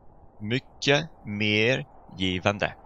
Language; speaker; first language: Swedish; non-native, fluent; French